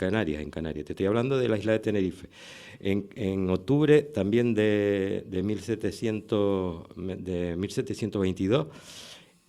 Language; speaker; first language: Spanish; native; Spanish